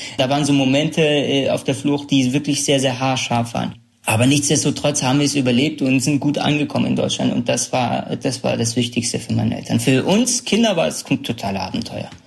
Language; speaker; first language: German; early bilingual, other home language; Central Kurdish